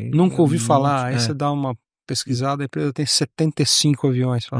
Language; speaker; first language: Portuguese; native; Portuguese